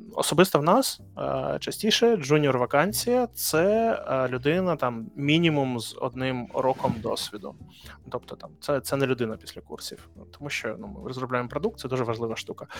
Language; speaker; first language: Ukrainian; native; Ukrainian